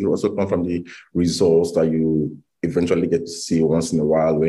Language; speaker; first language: English; non-native, local second language; Igbo